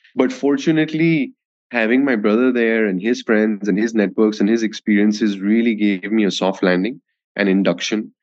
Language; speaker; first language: English; non-native, local second language; Hindi